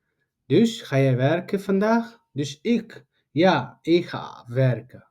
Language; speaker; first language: Dutch; non-native, learner; Tigrinya